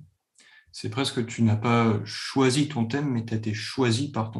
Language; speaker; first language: French; native; French